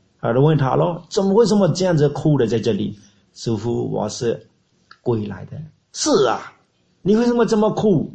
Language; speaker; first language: Chinese; non-native, learner; Burmese